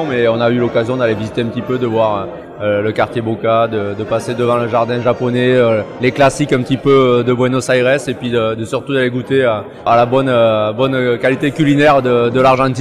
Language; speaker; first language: French; native; French